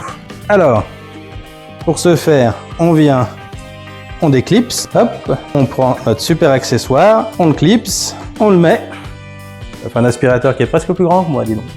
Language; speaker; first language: French; native; French